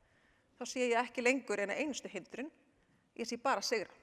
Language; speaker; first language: Icelandic; native; Icelandic